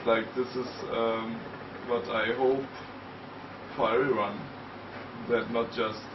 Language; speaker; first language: English; non-native, fluent; German